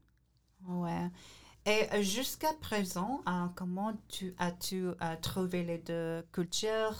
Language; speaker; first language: French; non-native, learner; English